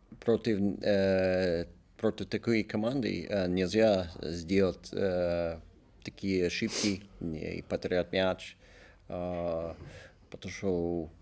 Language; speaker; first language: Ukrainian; non-native, local second language; Russian